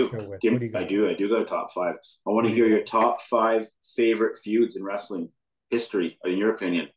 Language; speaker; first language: English; native; English